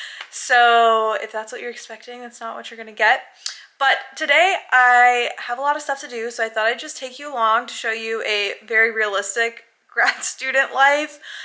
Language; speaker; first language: English; native; English